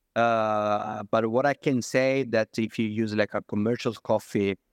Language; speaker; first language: English; non-native, fluent; Italian